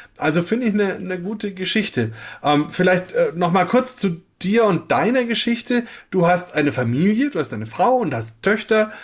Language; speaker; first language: German; native; German